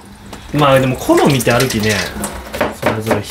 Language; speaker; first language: Japanese; native; Japanese